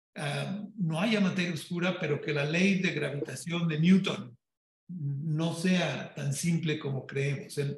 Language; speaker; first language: Spanish; native; Spanish